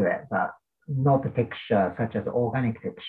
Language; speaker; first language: English; non-native, fluent; Japanese